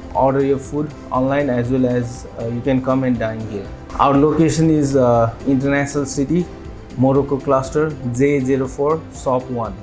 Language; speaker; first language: English; non-native, local second language; Nepali